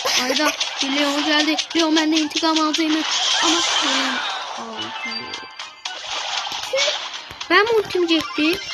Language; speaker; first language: Turkish; non-native, learner; Azerbaijani